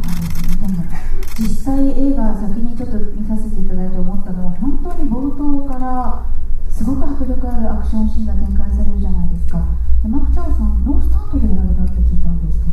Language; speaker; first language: Japanese; native; Japanese